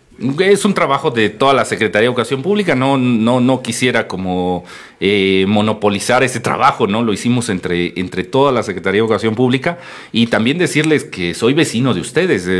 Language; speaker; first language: Spanish; native; Spanish